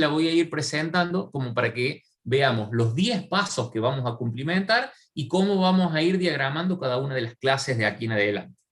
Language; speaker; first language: Spanish; native; Spanish